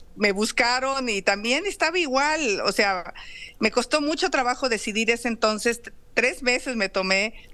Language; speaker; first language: Spanish; native; Spanish